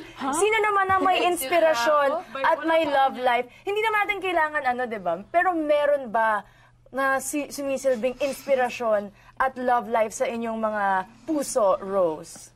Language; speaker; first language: Filipino; native; Filipino